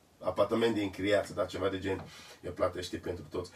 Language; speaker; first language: Romanian; non-native, learner; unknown